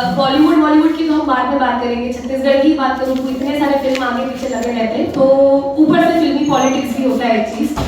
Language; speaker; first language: Hindi; native; Hindi